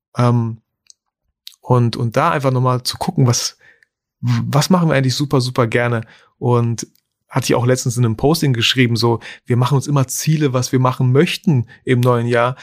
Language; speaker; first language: German; early bilingual, other home language; Russian